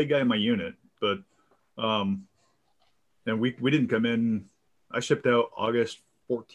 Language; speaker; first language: English; native; English